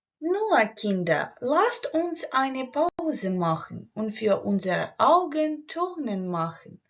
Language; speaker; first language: German; non-native, fluent; Ukrainian